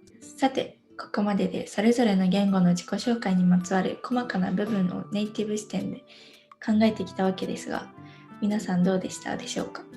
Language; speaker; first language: Japanese; native; Japanese